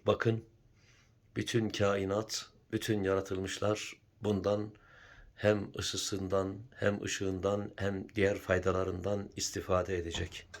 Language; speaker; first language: Turkish; native; Turkish